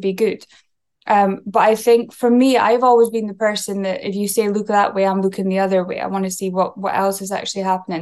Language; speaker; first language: English; native; English